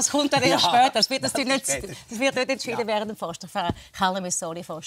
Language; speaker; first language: German; native; German